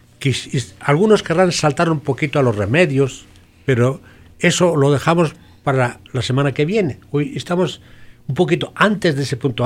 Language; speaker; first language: Spanish; native; Spanish